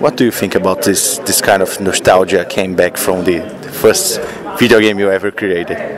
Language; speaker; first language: English; non-native, fluent; Portuguese